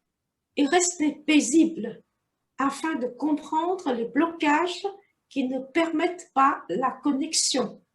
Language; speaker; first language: French; native; French